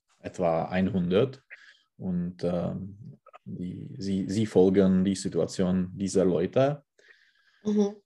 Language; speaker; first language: German; non-native, learner; Czech